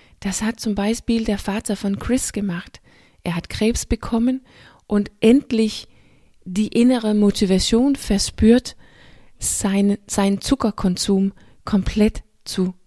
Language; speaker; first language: German; non-native, fluent; Danish